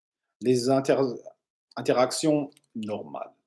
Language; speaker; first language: French; non-native, learner; English